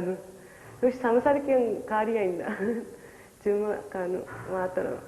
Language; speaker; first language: Malayalam; non-native, learner; Japanese